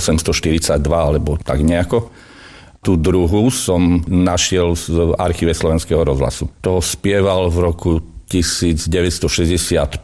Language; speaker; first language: Slovak; native; Slovak